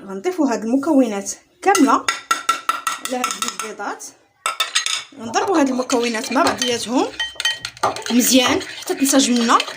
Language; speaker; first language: Arabic; native; Arabic